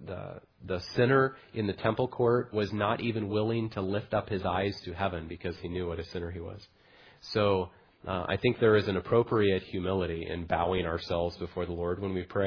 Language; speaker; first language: English; native; English